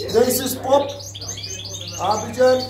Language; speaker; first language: Dutch; non-native, learner; Turkish